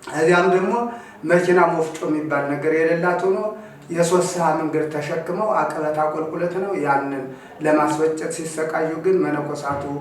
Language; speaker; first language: Amharic; native; Amharic